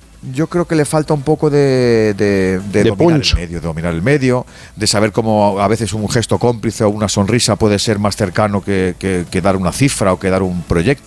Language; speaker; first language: Spanish; native; Spanish